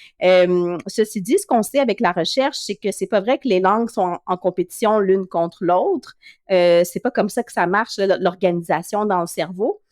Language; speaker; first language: French; native; French